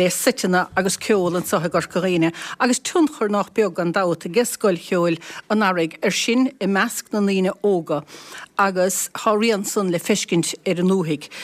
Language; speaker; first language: Irish; native; Irish